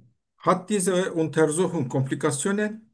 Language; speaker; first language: German; non-native, learner; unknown